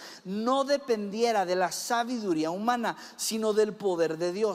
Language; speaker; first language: Spanish; early bilingual, other home language; English